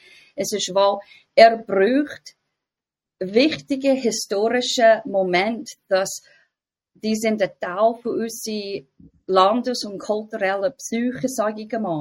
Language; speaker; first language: German; non-native, fluent; English